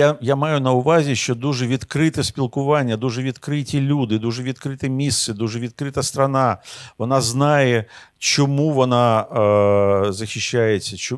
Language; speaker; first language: Ukrainian; non-native, local second language; Russian